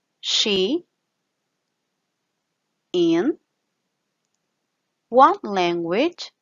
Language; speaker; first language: English; non-native, fluent; Spanish